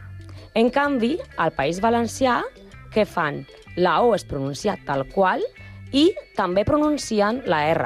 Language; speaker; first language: Catalan; non-native, learner; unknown